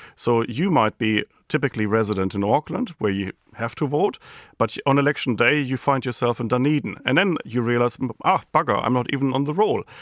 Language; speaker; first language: English; non-native, fluent; German